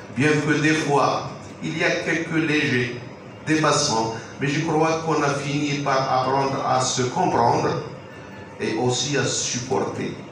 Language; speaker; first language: French; non-native, local second language; Arabic